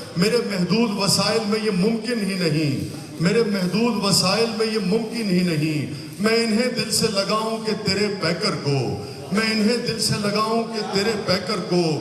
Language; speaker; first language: Urdu; non-native, local second language; Punjabi